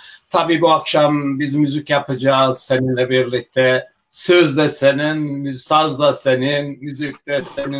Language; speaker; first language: Turkish; non-native, local second language; Zaza